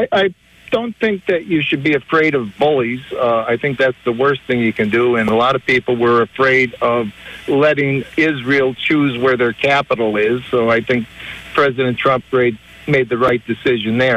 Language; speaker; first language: English; native; English